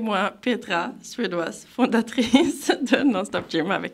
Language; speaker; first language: French; non-native, fluent; Swedish